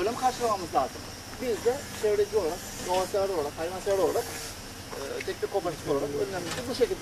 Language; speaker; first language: Turkish; native; Turkish